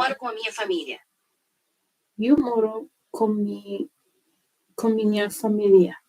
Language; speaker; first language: Portuguese; non-native, learner; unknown